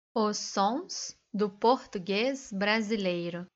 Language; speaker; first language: Portuguese; native; Portuguese